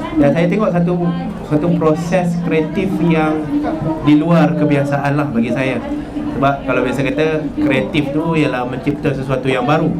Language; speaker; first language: Malay; native; Malay